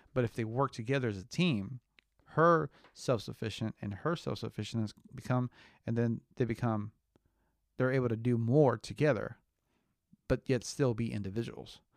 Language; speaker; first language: English; early bilingual, other home language; Spanish